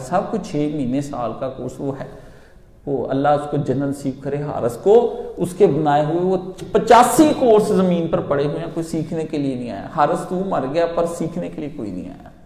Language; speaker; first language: Urdu; non-native, local second language; Punjabi